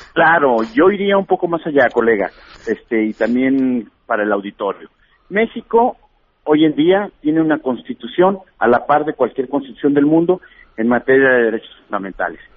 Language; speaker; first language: Spanish; native; Spanish